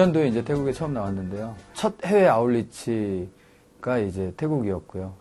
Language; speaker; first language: Korean; native; Korean